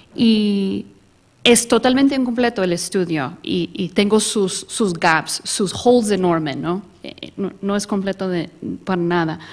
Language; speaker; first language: Spanish; early bilingual, heritage; Spanish